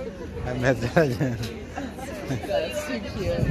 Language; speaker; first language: Italian; non-native, fluent; Filipino